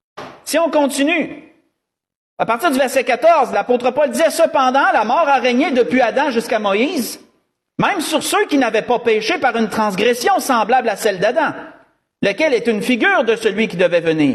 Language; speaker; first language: French; native; French